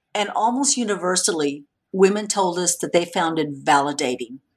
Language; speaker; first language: English; native; English